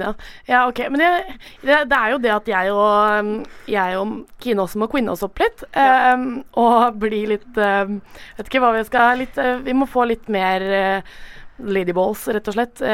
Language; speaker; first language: Norwegian; native; Norwegian